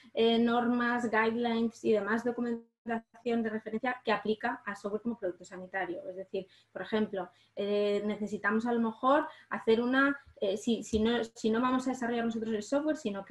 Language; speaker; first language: Spanish; native; Spanish